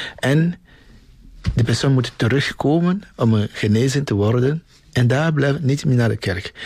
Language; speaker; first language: Dutch; non-native, fluent; Ewe